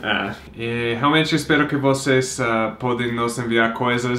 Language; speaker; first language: Portuguese; non-native, fluent; English